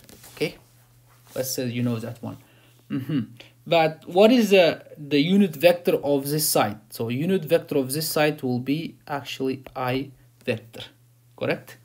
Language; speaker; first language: English; non-native, fluent; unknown